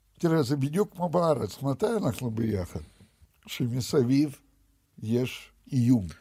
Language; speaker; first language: Hebrew; non-native, fluent; Russian